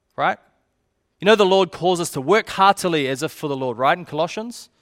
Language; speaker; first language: English; native; English